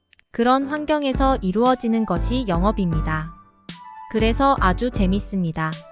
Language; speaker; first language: Korean; native; Korean